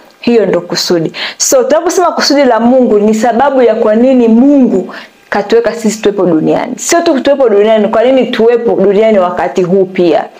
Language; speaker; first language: Swahili; native; Swahili